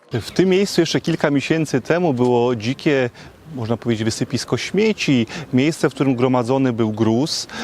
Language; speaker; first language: Polish; native; Polish